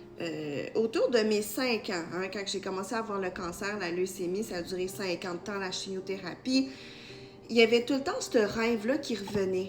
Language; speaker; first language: French; native; French